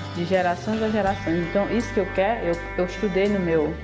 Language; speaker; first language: Portuguese; non-native, local second language; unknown